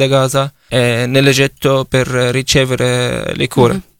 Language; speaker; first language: Italian; non-native, fluent; Arabic